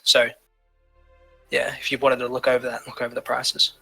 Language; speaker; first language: English; native; English